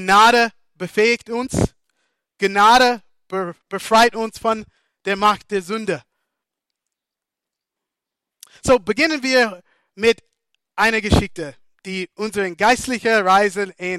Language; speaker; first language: German; non-native, fluent; English